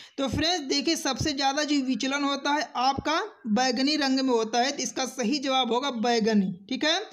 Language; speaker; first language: Hindi; native; Hindi